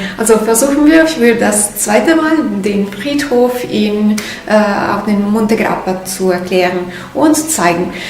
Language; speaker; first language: German; non-native, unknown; Italian